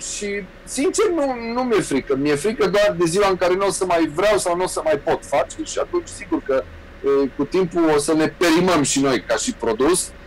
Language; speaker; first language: Romanian; native; Romanian